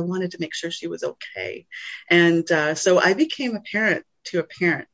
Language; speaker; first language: English; native; English